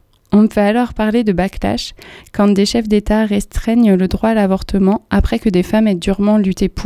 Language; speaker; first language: French; native; French